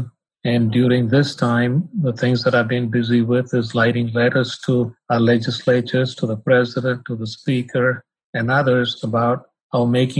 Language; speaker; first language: English; non-native, local second language; Tamil